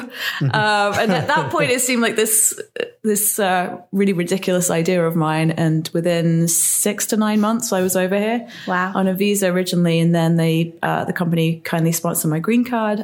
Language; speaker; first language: English; native; English